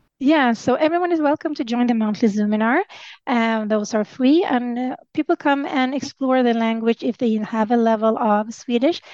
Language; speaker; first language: English; non-native, fluent; Swedish